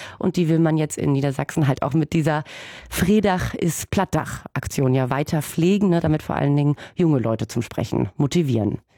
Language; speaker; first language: German; native; German